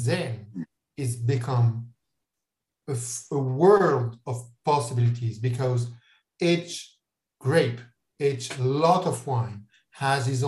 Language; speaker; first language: English; non-native, fluent; French